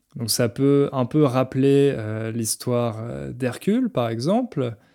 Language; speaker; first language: French; native; French